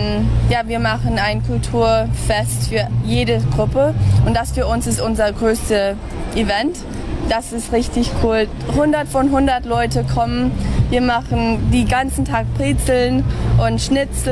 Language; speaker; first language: German; early bilingual, heritage; English